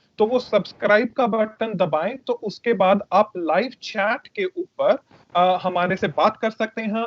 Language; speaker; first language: Hindi; native; Hindi